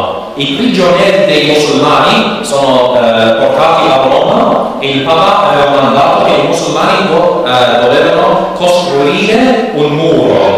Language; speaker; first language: Italian; non-native, learner; English